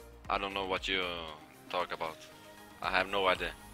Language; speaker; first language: English; non-native, fluent; Swedish